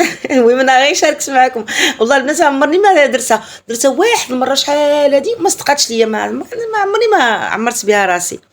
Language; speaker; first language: Arabic; native; Arabic